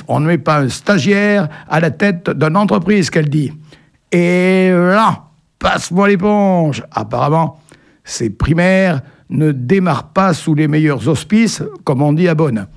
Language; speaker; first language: French; native; French